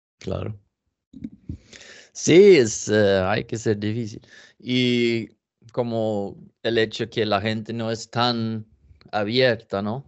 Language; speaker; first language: Spanish; non-native, learner; Norwegian